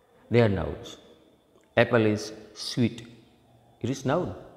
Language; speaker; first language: English; non-native, local second language; Gujarati